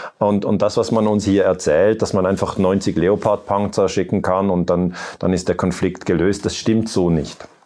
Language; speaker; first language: German; native; German